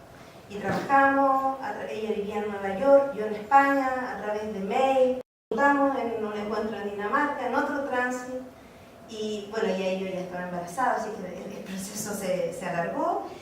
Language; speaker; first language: Spanish; native; Spanish